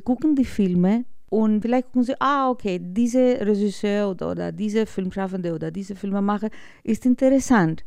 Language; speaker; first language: German; non-native, fluent; Greek